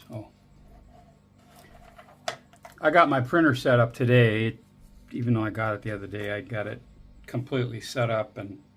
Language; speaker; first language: English; native; English